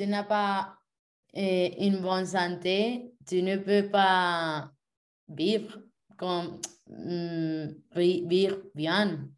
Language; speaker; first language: French; non-native, learner; Spanish